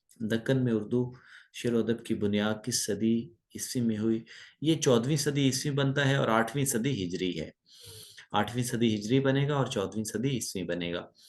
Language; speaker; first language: Urdu; non-native, local second language; Punjabi